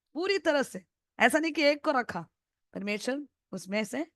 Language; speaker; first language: Hindi; non-native, local second language; Malayalam